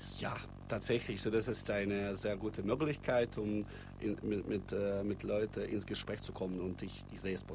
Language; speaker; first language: German; non-native, fluent; Russian